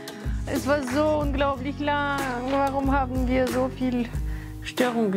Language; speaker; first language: German; non-native, fluent; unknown